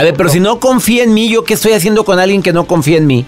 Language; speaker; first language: Spanish; native; Spanish